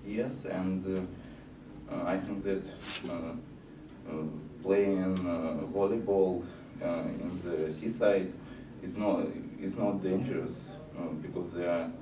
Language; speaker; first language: English; non-native, learner; Russian